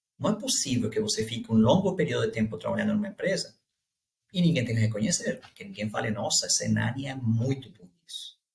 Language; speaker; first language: Portuguese; non-native, fluent; Spanish